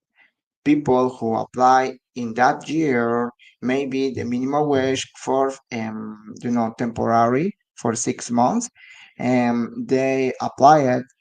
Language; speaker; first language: English; non-native, learner; Spanish